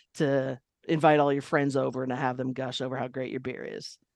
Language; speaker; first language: English; native; English